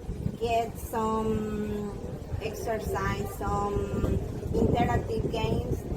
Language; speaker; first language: English; non-native, learner; Spanish